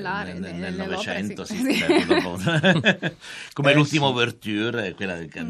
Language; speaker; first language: Italian; native; Italian